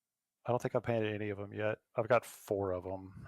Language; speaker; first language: English; native; English